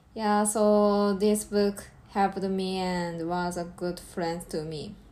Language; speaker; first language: English; non-native, learner; Japanese